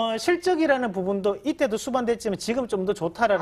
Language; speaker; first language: Korean; native; Korean